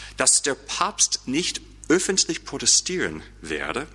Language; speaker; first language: German; non-native, fluent; English